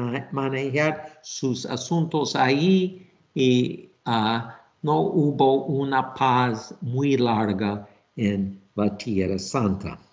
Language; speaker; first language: Spanish; non-native, fluent; English